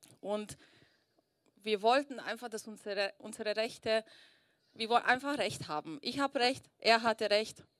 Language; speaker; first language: German; early bilingual, other home language; Italian